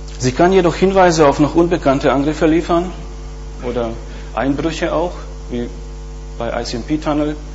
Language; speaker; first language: German; non-native, fluent; Bosnian